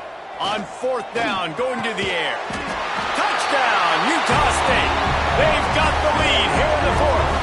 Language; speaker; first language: English; native; English